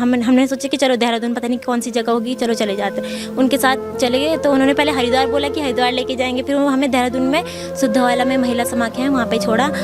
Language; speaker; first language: Hindi; non-native, local second language; Garhwali